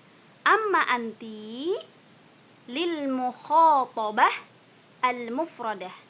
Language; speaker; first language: Arabic; non-native, fluent; Indonesian